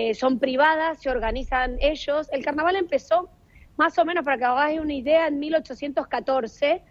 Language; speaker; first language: Spanish; native; Spanish